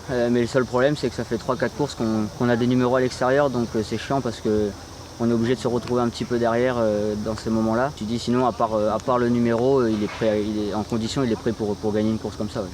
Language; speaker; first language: French; native; French